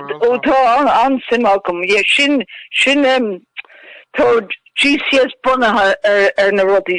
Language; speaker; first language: Irish; non-native, local second language; English